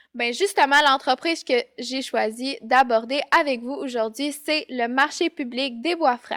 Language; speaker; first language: French; native; French